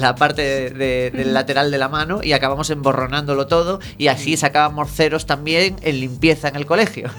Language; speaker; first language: Spanish; native; Spanish